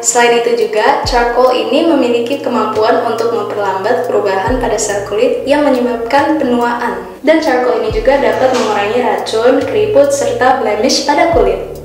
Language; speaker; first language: Indonesian; early bilingual, heritage; Indonesian